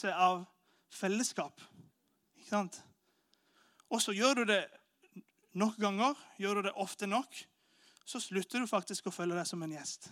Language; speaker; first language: Norwegian; non-native, fluent; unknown